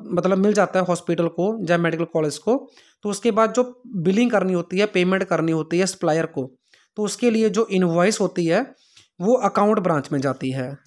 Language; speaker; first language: Hindi; non-native, local second language; Punjabi